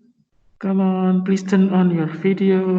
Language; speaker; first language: English; non-native, fluent; Indonesian